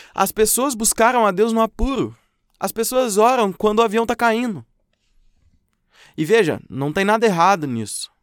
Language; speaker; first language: Portuguese; native; Portuguese